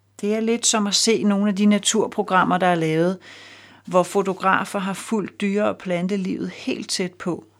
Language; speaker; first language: Danish; native; Danish